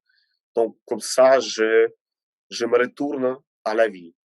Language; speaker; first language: French; non-native, fluent; Ukrainian